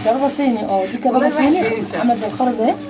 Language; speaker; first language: Arabic; native; Arabic